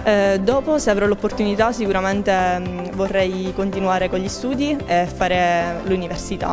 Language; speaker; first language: Italian; native; Italian